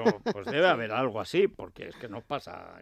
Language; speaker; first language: Spanish; native; Spanish